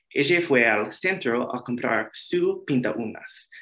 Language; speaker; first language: Spanish; early bilingual, heritage; Spanish